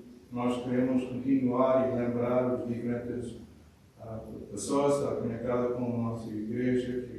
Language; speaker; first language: Portuguese; non-native, learner; English